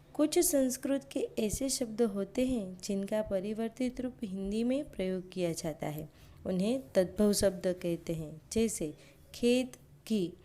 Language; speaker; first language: Hindi; non-native, local second language; Gujarati